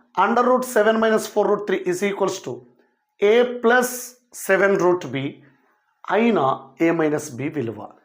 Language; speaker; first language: English; non-native, local second language; Telugu